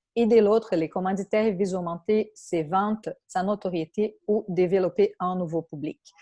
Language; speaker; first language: French; non-native, fluent; Portuguese